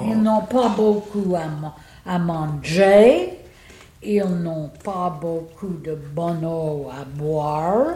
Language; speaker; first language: French; non-native, fluent; English